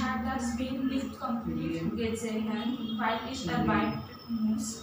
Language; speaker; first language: German; non-native, learner; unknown